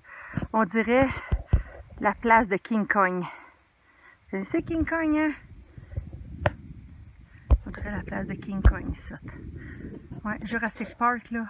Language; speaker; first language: French; native; French